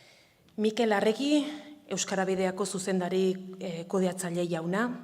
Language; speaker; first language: Basque; native; Basque